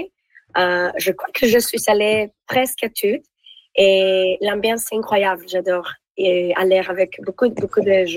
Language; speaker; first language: French; non-native, learner; Spanish